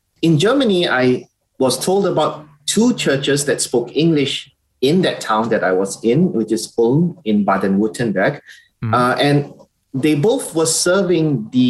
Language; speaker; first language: English; native; English